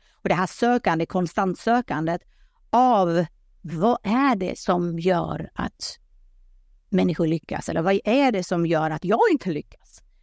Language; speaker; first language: Swedish; early bilingual, other home language; Pashto